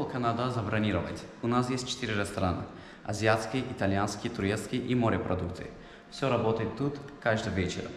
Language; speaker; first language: Russian; non-native, learner; Turkish